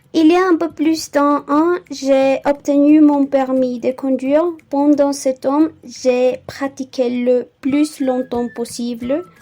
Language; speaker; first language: French; non-native, fluent; Spanish